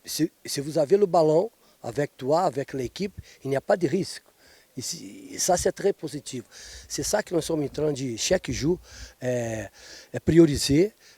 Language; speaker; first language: French; non-native, fluent; Portuguese